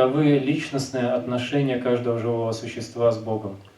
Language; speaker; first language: Russian; native; Russian